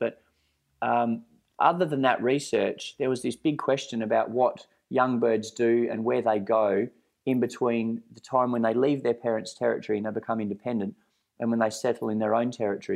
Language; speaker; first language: English; native; English